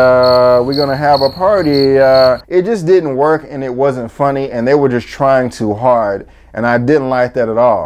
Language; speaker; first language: English; native; English